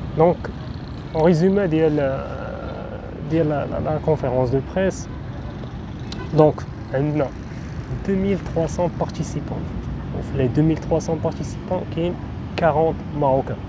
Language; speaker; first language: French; non-native, local second language; Arabic